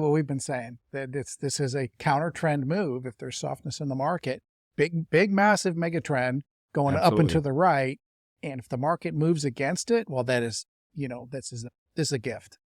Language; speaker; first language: English; native; English